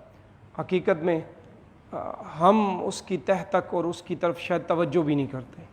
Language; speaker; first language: Urdu; native; Urdu